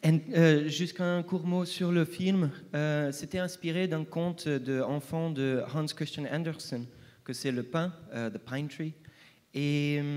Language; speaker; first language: French; non-native, fluent; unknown